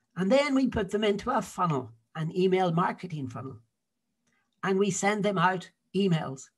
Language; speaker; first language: English; native; English